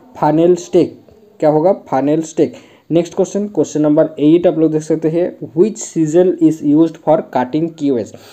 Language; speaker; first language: Hindi; non-native, local second language; Bangla